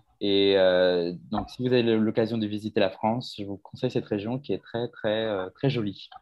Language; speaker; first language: French; native; French